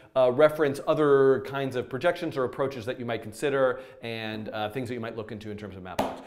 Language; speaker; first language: English; native; English